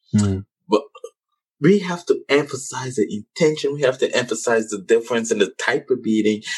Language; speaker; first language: English; non-native, local second language; French